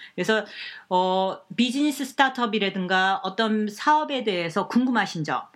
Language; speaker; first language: Korean; native; Korean